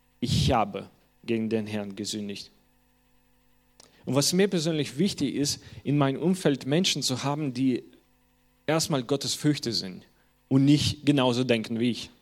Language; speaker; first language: German; non-native, fluent; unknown